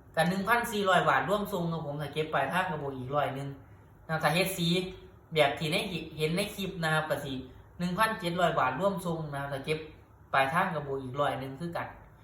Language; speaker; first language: Thai; native; Thai